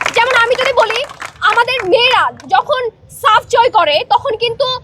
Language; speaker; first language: Bangla; non-native, local second language; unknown